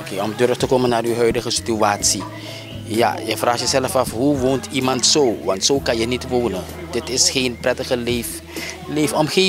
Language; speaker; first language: Dutch; native; Dutch